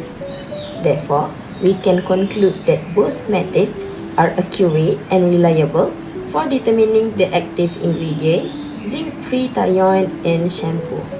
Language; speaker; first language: English; non-native, local second language; Malay